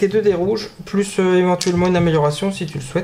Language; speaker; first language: French; native; French